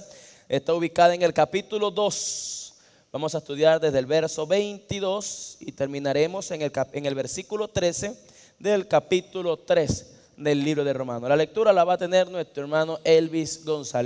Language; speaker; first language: Spanish; native; Spanish